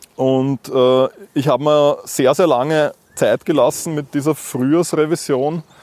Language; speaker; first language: German; native; German